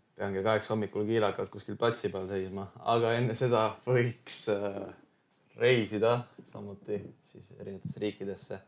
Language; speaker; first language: Estonian; native; Estonian